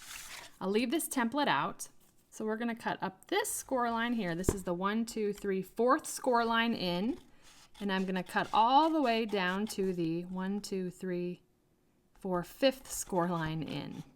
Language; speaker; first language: English; native; English